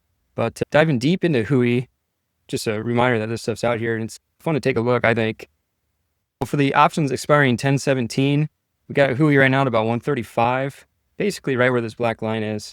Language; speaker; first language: English; native; English